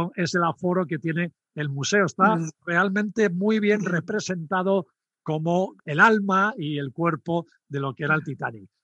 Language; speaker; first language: Spanish; native; Spanish